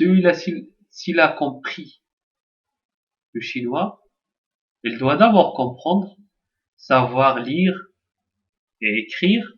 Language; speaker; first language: French; non-native, local second language; Arabic